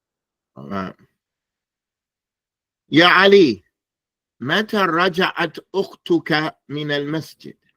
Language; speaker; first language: Arabic; non-native, fluent; English